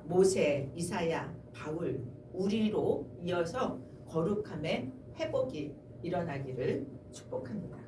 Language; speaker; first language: Korean; native; Korean